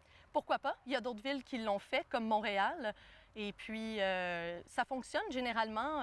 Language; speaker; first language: French; native; French